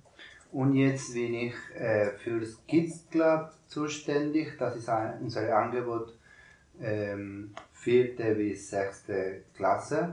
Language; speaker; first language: German; non-native, learner; Spanish